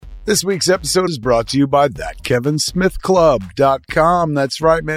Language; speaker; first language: English; native; English